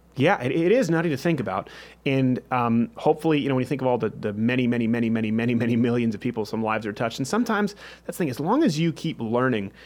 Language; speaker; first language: English; native; English